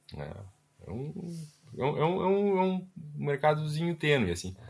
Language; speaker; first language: Portuguese; native; Portuguese